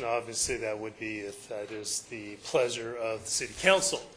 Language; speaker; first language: English; native; English